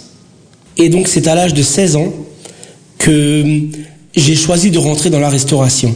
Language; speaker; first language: French; early bilingual, other home language; Portuguese